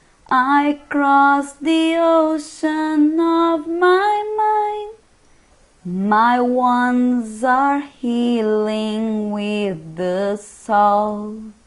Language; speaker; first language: English; non-native, fluent; Portuguese